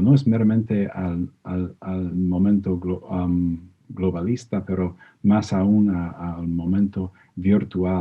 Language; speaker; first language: Spanish; non-native, fluent; English